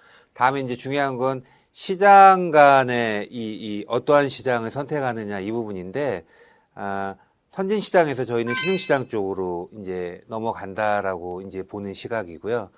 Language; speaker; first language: Korean; native; Korean